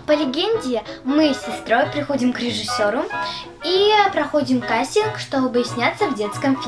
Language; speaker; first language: Russian; native; Russian